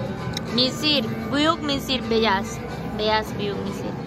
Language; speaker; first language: Turkish; non-native, learner; Spanish